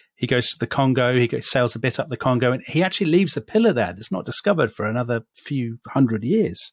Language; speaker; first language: English; native; English